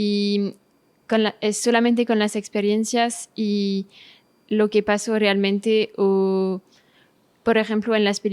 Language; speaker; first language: Spanish; non-native, fluent; French